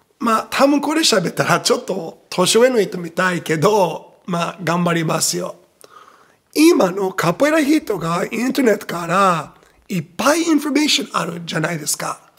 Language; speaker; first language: Japanese; non-native, fluent; Portuguese